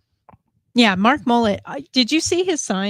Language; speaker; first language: English; native; English